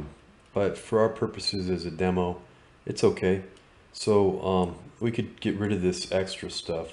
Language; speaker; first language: English; native; English